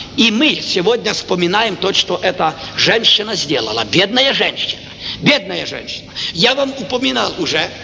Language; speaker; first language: Russian; non-native, local second language; Ukrainian